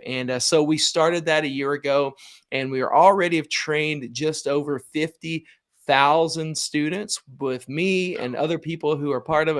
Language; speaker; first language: English; native; English